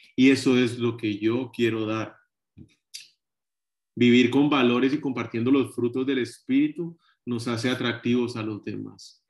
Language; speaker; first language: Spanish; native; Spanish